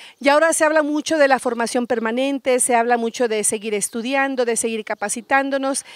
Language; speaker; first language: Spanish; native; Spanish